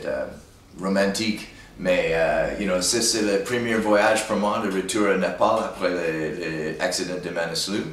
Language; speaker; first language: French; non-native, learner; English